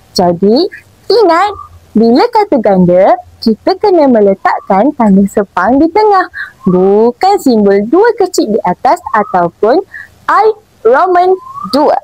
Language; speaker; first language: Malay; native; Malay